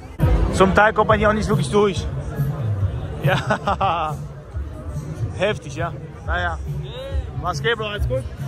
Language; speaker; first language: German; native; German